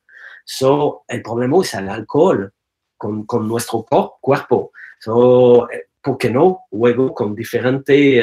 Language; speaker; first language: Spanish; non-native, learner; French